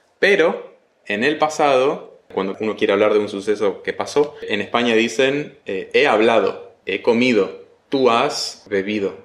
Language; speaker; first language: Spanish; native; Spanish